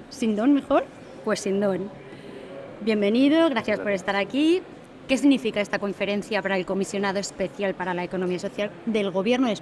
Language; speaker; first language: Spanish; native; Spanish